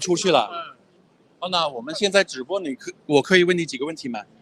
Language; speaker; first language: Chinese; non-native, fluent; English